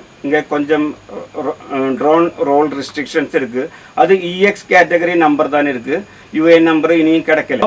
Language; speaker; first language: Tamil; non-native, learner; Malayalam